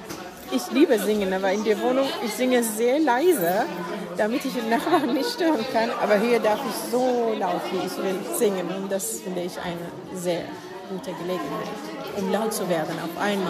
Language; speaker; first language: German; non-native, fluent; Arabic